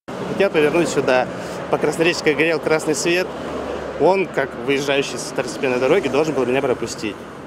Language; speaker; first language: Russian; native; Russian